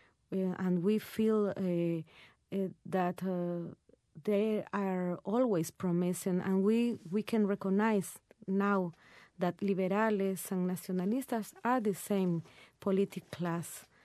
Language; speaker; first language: English; non-native, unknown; Spanish